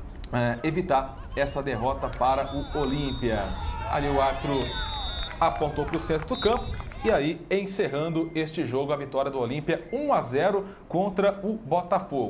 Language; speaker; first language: Portuguese; native; Portuguese